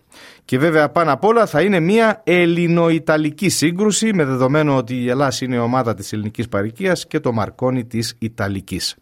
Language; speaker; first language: Greek; native; Greek